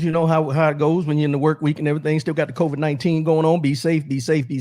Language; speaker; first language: English; native; English